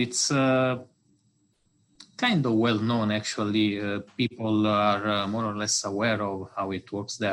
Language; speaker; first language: English; non-native, fluent; Italian